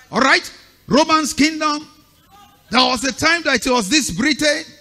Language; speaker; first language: English; non-native, local second language; Yoruba